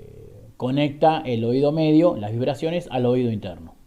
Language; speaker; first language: Spanish; native; Spanish